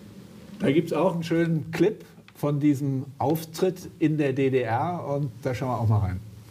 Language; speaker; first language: German; native; German